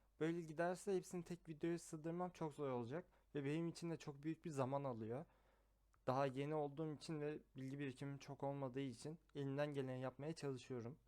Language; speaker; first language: Turkish; native; Turkish